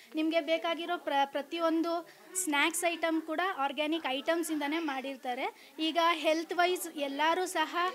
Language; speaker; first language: Kannada; native; Kannada